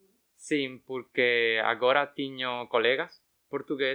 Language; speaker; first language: Portuguese; non-native, learner; Spanish